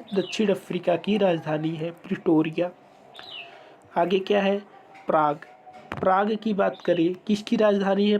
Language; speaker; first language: Hindi; native; Hindi